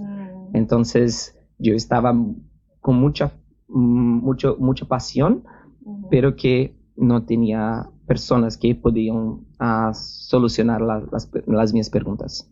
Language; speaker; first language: Spanish; non-native, learner; Portuguese